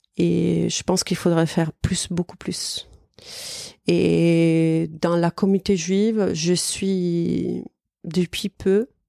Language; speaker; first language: French; non-native, fluent; Italian